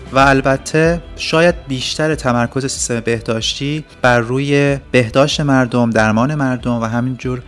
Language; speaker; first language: Persian; native; Persian